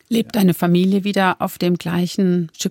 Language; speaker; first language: German; native; German